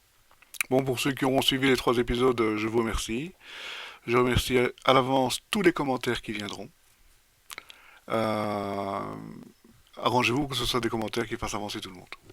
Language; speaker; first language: French; native; French